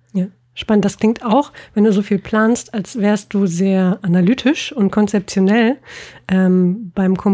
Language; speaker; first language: German; native; German